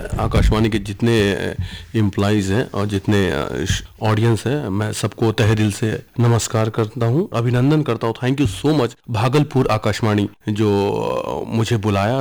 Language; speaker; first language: Hindi; native; Hindi